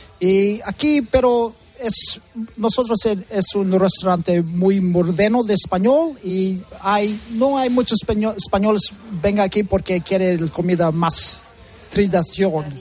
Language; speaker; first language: Spanish; early bilingual, heritage; English